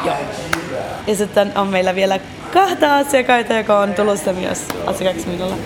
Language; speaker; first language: Finnish; early bilingual, other home language; Arabic